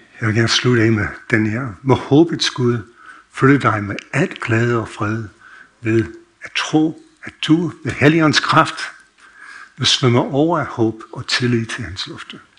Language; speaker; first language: Danish; non-native, fluent; English